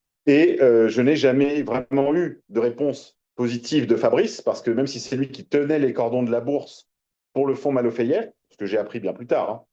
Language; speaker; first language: French; native; French